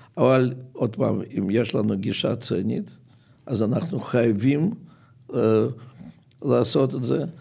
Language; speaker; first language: Hebrew; non-native, fluent; Russian